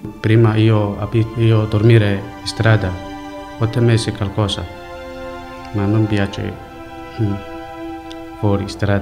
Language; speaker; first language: Italian; non-native, learner; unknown